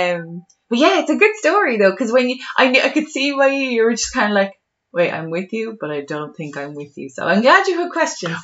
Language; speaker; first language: English; native; English